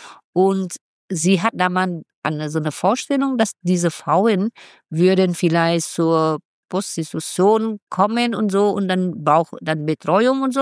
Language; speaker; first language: German; non-native, fluent; Vietnamese